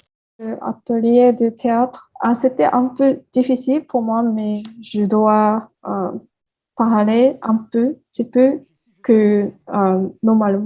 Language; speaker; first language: French; non-native, learner; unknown